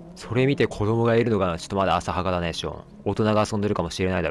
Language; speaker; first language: Japanese; native; Japanese